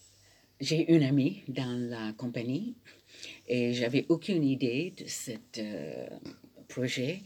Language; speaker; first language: French; non-native, fluent; English